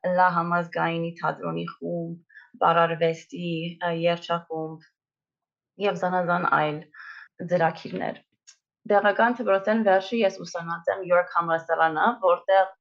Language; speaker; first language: Armenian; early bilingual, heritage; Armenian